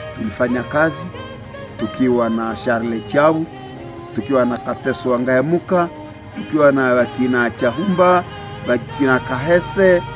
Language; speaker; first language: Swahili; non-native, local second language; Nande